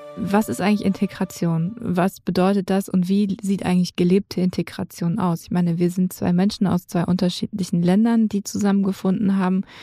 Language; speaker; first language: German; native; German